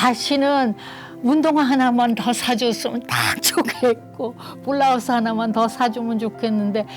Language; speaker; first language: Korean; native; Korean